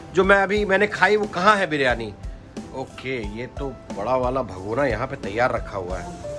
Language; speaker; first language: Hindi; native; Hindi